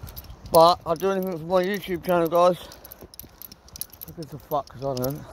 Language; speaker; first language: English; native; English